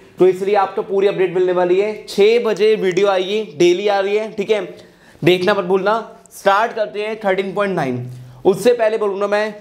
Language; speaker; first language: Hindi; native; Hindi